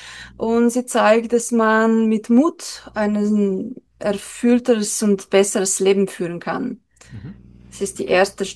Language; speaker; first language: German; non-native, learner; Slovenian